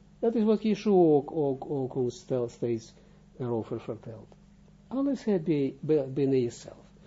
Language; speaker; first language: Dutch; non-native, fluent; Russian